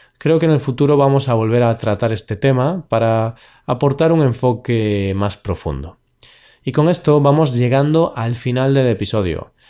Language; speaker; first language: Spanish; native; Spanish